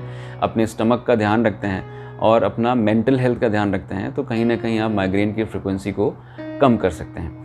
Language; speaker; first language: Hindi; native; Hindi